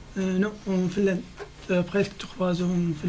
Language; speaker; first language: French; non-native, learner; Arabic